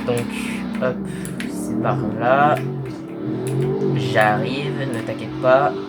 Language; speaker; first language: French; native; French